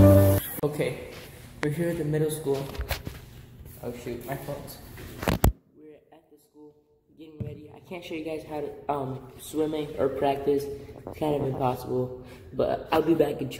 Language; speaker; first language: English; native; English